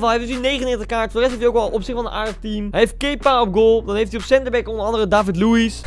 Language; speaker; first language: Dutch; native; Dutch